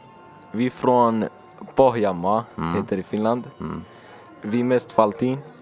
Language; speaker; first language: Swedish; early bilingual, other home language; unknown